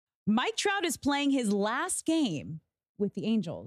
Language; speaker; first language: English; native; English